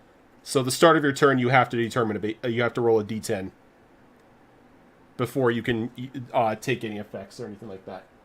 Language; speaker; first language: English; native; English